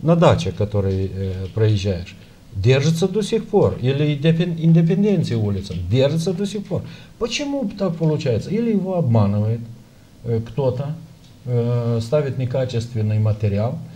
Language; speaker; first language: Russian; non-native, local second language; Romanian